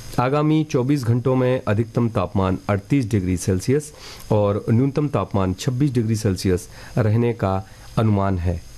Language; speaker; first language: Hindi; native; Hindi